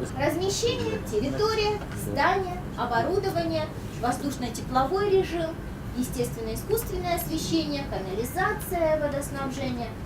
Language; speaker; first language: Russian; native; Russian